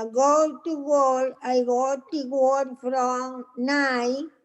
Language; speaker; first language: English; non-native, learner; Spanish